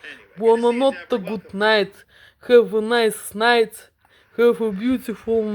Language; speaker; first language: English; non-native, learner; Russian